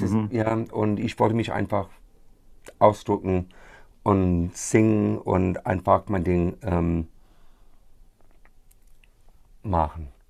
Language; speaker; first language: German; non-native, fluent; English